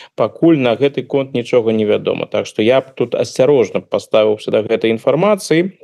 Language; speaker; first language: Belarusian; non-native, local second language; Russian